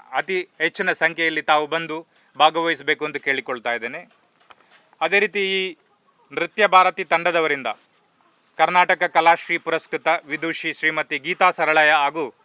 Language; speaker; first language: Kannada; native; Kannada